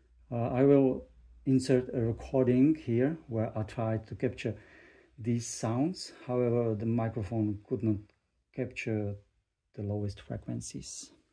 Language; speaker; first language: English; non-native, fluent; Czech